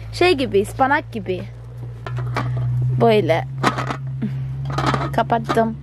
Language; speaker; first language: Turkish; non-native, fluent; Portuguese